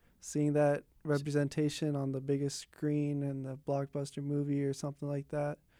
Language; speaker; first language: English; native; English